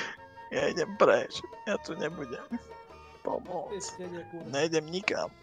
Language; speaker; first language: Slovak; native; Slovak